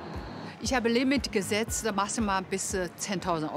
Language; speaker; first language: German; non-native, learner; Chinese